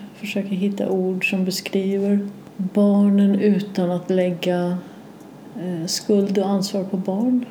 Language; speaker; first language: Swedish; native; Swedish